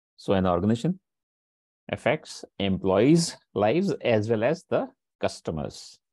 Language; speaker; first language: English; non-native, local second language; Hindi